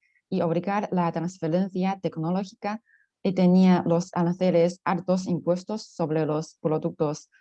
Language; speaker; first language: Spanish; non-native, fluent; Chinese